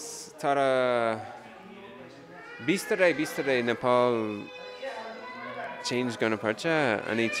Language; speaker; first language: Nepali; non-native, learner; English